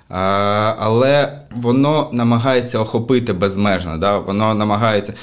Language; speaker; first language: Ukrainian; non-native, local second language; Russian